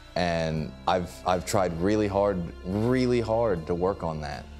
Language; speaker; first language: English; native; English